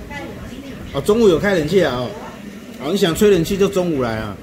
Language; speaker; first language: Chinese; native; Chinese